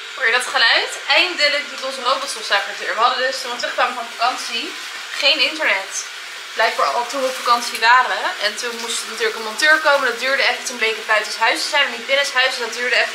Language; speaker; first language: Dutch; native; Dutch